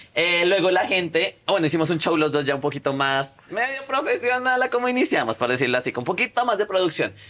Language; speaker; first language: Spanish; native; Spanish